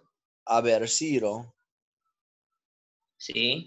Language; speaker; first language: Spanish; native; Spanish